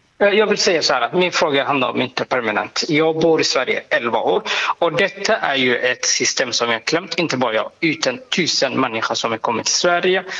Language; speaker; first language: Swedish; non-native, fluent; Somali